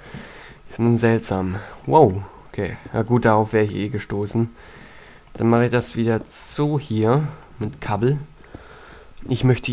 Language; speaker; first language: German; native; German